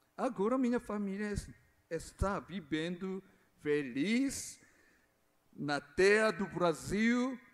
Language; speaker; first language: Portuguese; non-native, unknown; Korean